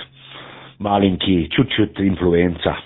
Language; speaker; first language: Russian; non-native, learner; German